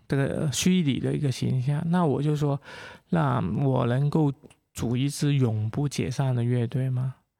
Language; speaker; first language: Chinese; non-native, local second language; Cantonese